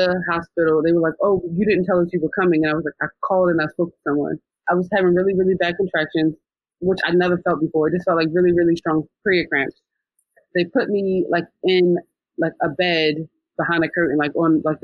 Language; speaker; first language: English; native; English